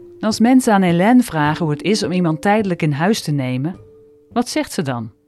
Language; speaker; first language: Dutch; native; Dutch